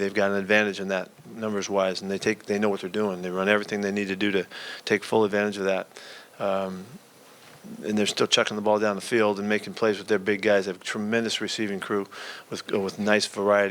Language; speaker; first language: English; native; English